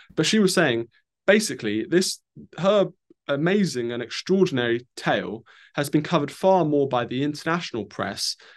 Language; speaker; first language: English; native; English